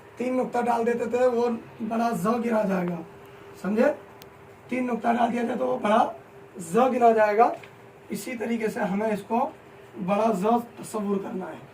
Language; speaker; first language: Hindi; native; Hindi